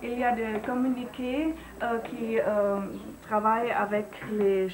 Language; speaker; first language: French; non-native, learner; German